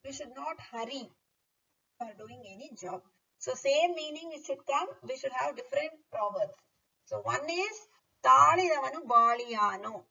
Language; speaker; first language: English; non-native, local second language; Kannada